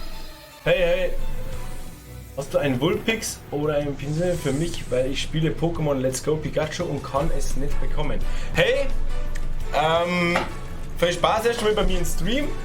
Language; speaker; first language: German; native; German